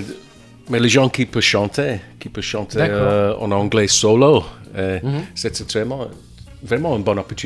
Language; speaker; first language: French; non-native, fluent; English